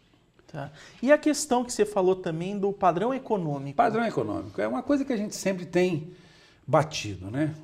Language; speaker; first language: Portuguese; native; Portuguese